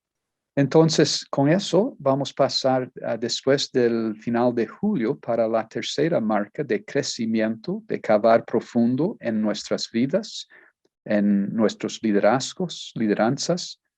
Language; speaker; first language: Spanish; non-native, fluent; Portuguese